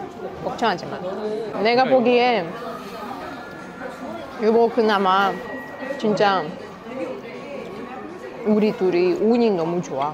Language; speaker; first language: Korean; non-native, learner; Russian